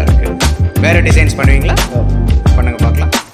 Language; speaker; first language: Tamil; native; Tamil